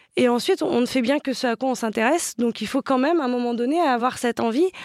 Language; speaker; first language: French; native; French